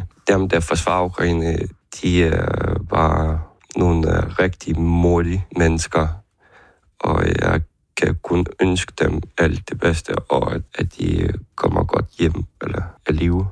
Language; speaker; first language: Danish; non-native, learner; Ukrainian